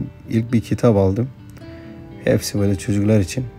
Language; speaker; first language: Turkish; non-native, fluent; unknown